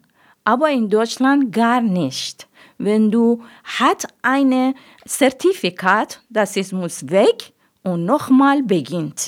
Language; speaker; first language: German; non-native, learner; Persian